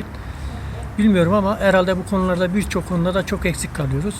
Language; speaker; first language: Turkish; native; Turkish